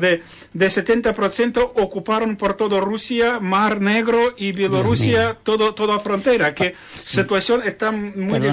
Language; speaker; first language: Spanish; non-native, learner; Ukrainian